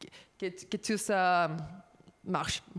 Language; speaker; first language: French; non-native, fluent; Spanish